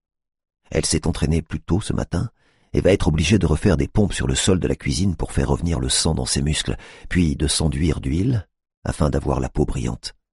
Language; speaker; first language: French; native; French